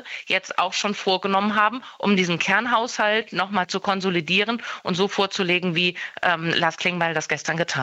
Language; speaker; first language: German; native; German